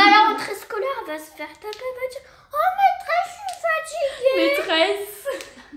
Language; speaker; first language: French; native; French